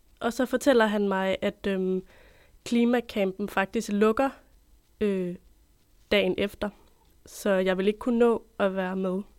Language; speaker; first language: Danish; native; Danish